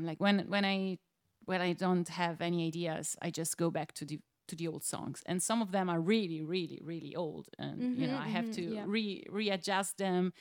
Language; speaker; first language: English; non-native, fluent; Italian